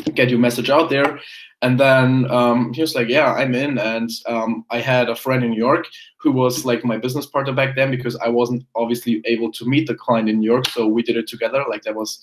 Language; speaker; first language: English; non-native, fluent; German